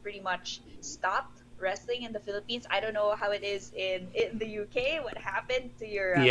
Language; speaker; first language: English; non-native, local second language; Filipino